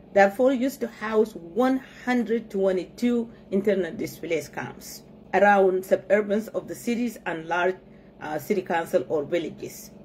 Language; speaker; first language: English; non-native, fluent; Arabic